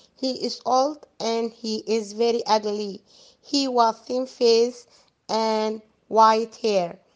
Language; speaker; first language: English; non-native, fluent; Arabic